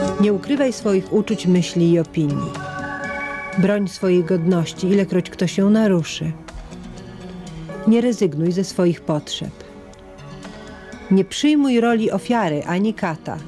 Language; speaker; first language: Polish; native; Polish